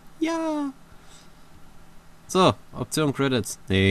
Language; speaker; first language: German; native; German